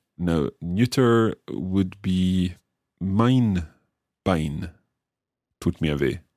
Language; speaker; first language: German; non-native, learner; English